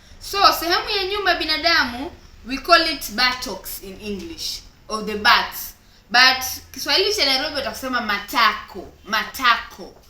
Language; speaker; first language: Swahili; native; Swahili